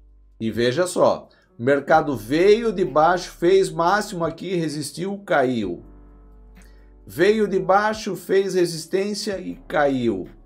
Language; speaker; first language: Portuguese; native; Portuguese